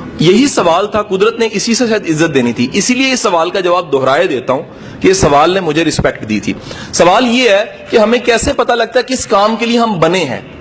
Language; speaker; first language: Urdu; non-native, local second language; Punjabi